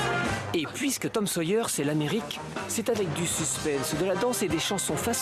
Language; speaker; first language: French; native; French